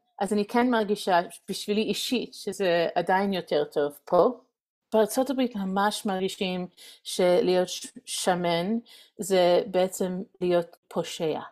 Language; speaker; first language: Hebrew; non-native, fluent; English